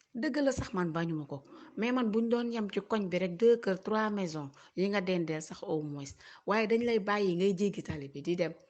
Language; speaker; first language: Wolof; native; Wolof